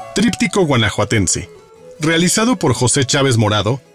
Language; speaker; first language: Spanish; native; Spanish